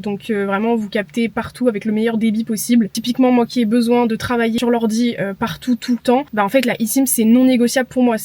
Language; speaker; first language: French; native; French